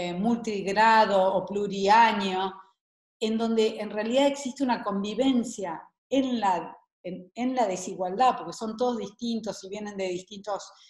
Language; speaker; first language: Spanish; native; Spanish